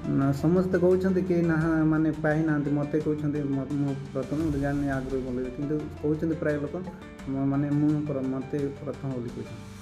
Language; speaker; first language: Odia; non-native, local second language; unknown